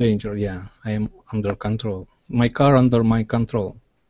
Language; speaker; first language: English; non-native, learner; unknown